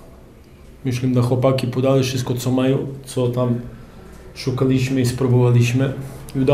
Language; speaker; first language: Polish; non-native, fluent; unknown